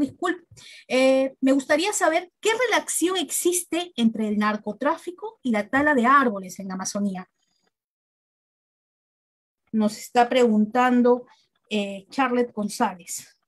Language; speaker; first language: Spanish; native; Spanish